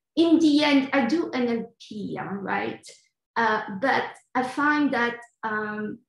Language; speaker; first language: English; non-native, fluent; French